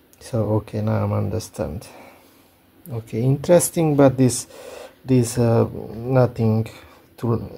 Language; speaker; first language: English; non-native, learner; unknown